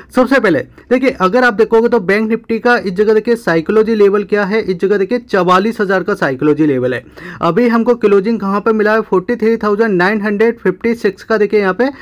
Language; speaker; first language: Hindi; native; Hindi